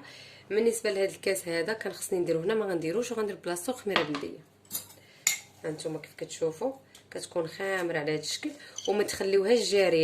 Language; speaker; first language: Arabic; native; Arabic